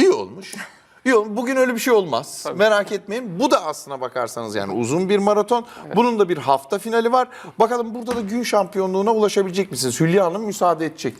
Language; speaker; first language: Turkish; native; Turkish